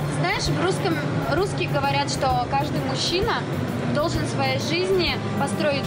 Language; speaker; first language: Russian; native; Russian